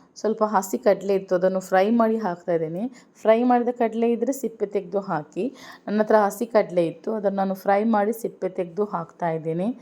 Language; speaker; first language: Kannada; non-native, local second language; Urdu